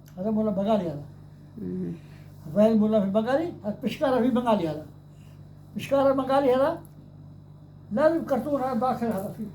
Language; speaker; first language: Arabic; non-native, learner; Urdu